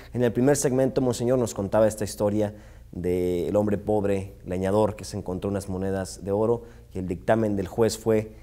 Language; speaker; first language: Spanish; native; Spanish